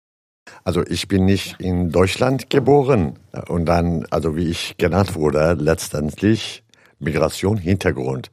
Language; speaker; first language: German; non-native, learner; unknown